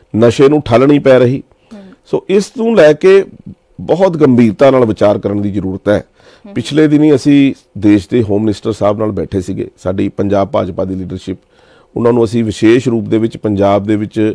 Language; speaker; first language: Punjabi; native; Punjabi